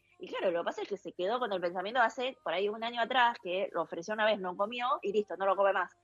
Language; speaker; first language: Spanish; early bilingual, other home language; Chinese